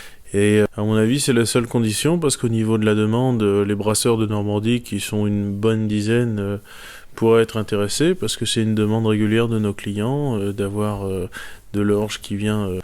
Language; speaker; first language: French; native; French